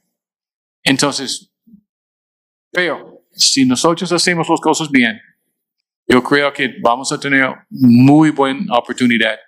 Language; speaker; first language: Spanish; non-native, fluent; English